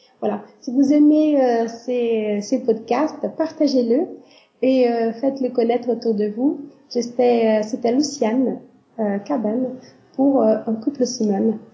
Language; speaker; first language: French; non-native, fluent; Portuguese